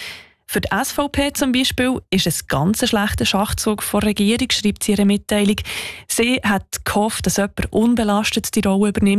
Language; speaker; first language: German; native; German